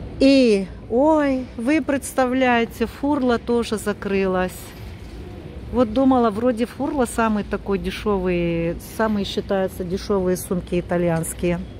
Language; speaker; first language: Russian; native; Russian